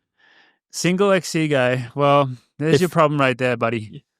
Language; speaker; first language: English; native; English